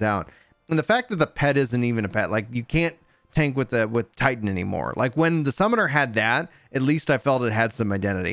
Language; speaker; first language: English; native; English